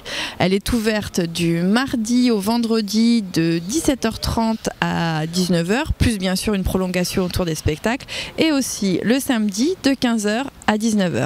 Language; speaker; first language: French; native; French